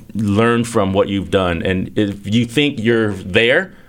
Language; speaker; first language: English; early bilingual, other home language; Chinese